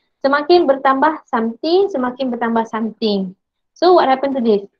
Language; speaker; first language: English; non-native, local second language; Malay